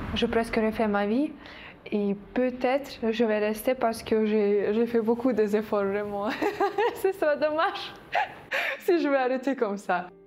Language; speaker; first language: French; non-native, fluent; Ukrainian